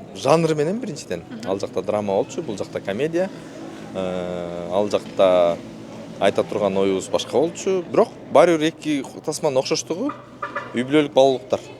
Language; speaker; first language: Kyrgyz; native; Kyrgyz